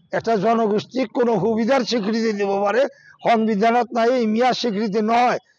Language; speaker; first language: Assamese; non-native, local second language; Bangla